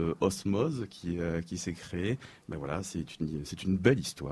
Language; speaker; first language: French; native; French